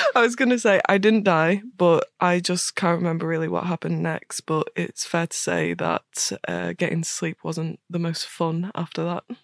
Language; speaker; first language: English; native; English